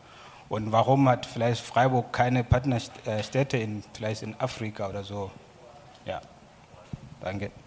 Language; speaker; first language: German; non-native, learner; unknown